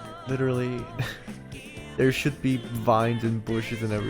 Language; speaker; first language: English; native; English